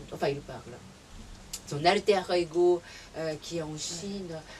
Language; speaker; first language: French; non-native, fluent; Japanese